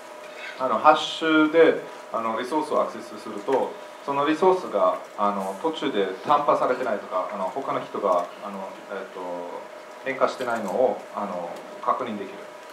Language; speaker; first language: Japanese; non-native, fluent; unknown